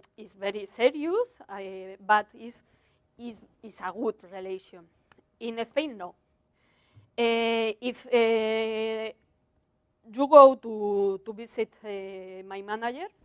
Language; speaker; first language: English; non-native, learner; Spanish